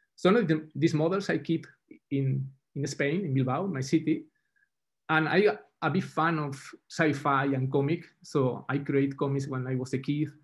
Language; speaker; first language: English; non-native, fluent; Spanish